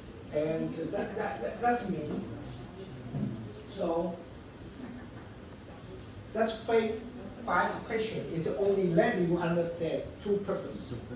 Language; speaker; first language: English; non-native, learner; Chinese